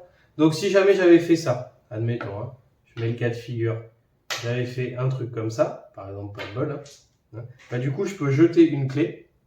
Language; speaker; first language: French; native; French